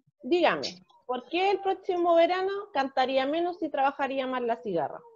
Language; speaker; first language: Spanish; native; Spanish